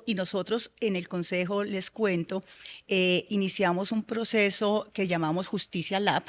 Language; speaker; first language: Spanish; native; Spanish